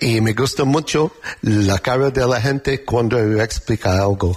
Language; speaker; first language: Spanish; non-native, learner; English